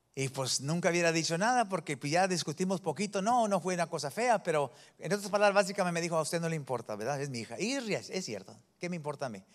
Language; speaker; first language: Spanish; early bilingual, heritage; Spanish